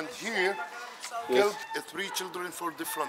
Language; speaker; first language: English; non-native, learner; Arabic